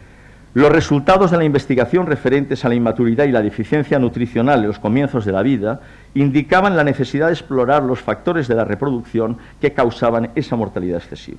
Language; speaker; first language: Spanish; native; Spanish